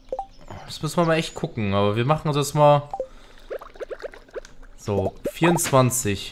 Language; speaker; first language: German; native; German